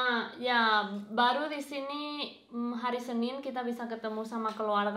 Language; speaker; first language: Indonesian; non-native, fluent; Spanish